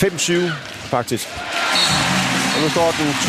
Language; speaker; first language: Danish; native; Danish